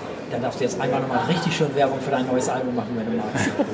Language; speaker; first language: German; native; German